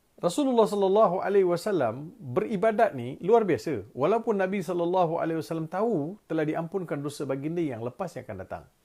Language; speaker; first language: Malay; non-native, local second language; Tamil